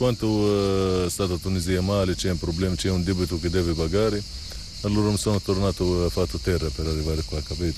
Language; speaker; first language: Italian; non-native, learner; Arabic